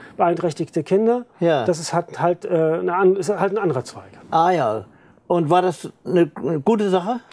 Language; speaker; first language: German; native; German